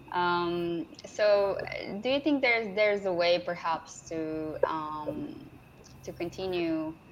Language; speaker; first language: English; non-native, fluent; Romanian